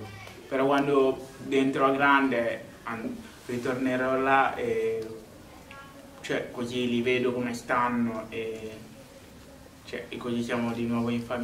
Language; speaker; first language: Italian; early bilingual, other home language; Lingala